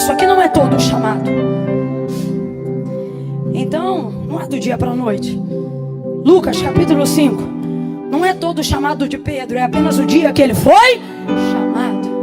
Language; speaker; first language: Portuguese; native; Portuguese